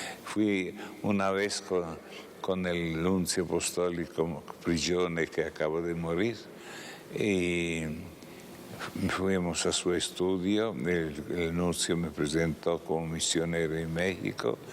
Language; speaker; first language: Spanish; non-native, fluent; Italian